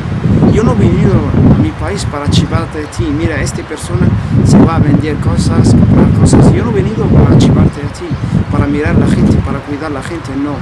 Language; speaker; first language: Spanish; non-native, learner; Arabic